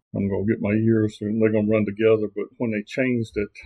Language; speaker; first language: English; native; English